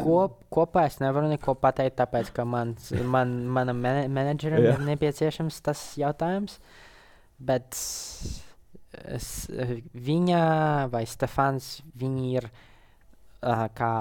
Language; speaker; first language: Latvian; non-native, local second language; Russian